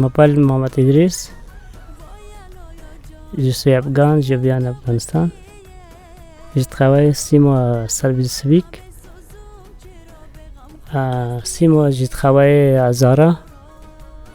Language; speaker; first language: French; non-native, learner; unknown